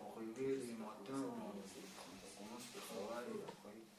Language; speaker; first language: French; non-native, learner; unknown